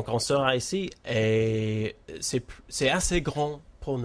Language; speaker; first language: French; non-native, learner; English